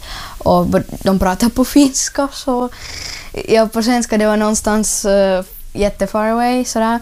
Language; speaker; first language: Swedish; non-native, learner; Ukrainian